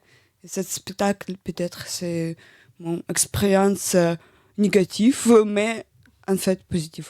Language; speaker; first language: French; non-native, learner; Russian